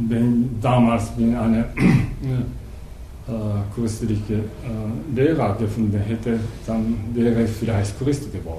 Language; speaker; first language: German; non-native, learner; Japanese